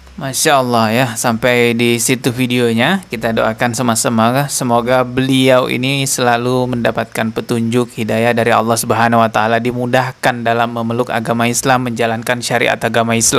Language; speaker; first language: Indonesian; native; Indonesian